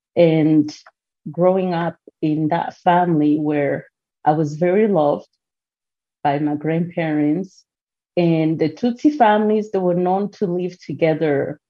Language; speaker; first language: English; non-native, local second language; Kinyarwanda